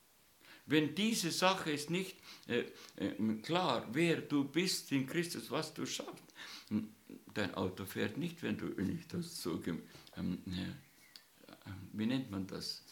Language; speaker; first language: German; non-native, fluent; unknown